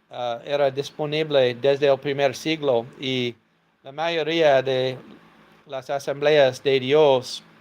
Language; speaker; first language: Spanish; non-native, fluent; English